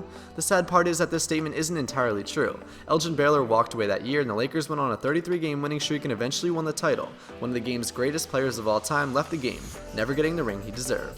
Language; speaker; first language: English; native; English